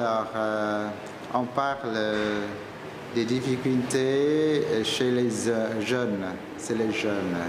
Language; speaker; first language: French; non-native, fluent; Vietnamese